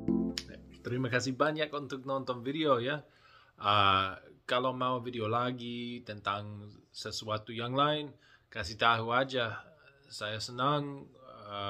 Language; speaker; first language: Indonesian; non-native, learner; English